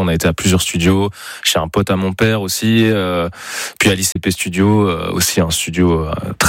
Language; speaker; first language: French; native; French